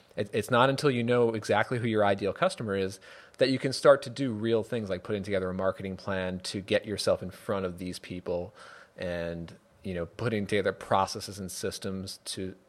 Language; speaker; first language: English; native; English